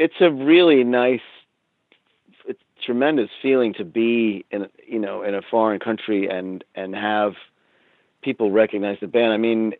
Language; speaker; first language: English; native; English